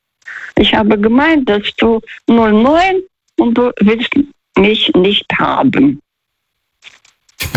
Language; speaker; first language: German; non-native, fluent; Russian